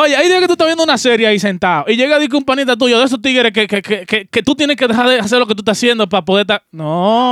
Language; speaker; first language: Spanish; native; Spanish